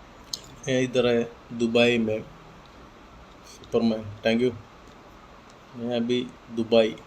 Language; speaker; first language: Hindi; non-native, local second language; Malayalam